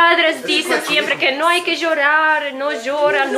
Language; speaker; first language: Spanish; non-native, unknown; Russian